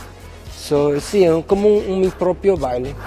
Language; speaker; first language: Spanish; early bilingual, heritage; Spanish